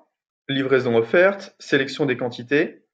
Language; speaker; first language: French; native; French